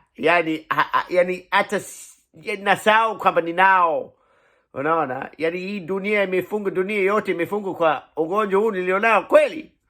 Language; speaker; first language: Swahili; non-native, fluent; English